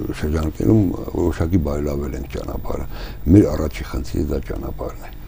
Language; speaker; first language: Armenian; native; Armenian